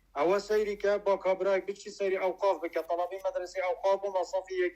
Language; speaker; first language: Central Kurdish; non-native, local second language; Kurdish